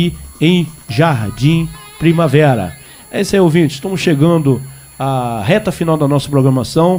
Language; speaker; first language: Portuguese; native; Portuguese